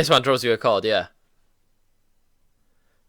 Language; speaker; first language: English; native; English